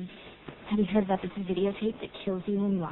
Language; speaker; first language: English; native; English